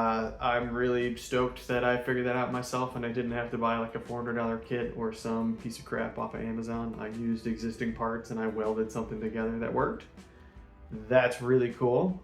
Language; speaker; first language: English; native; English